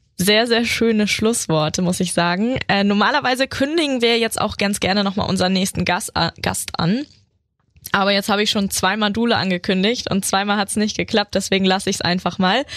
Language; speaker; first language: German; native; German